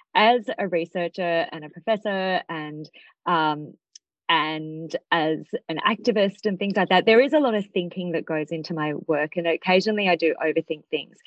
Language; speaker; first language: English; native; English